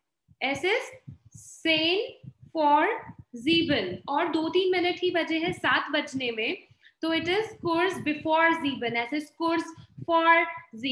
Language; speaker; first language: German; non-native, fluent; Hindi